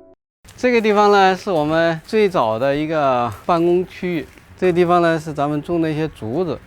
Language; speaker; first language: Chinese; native; Chinese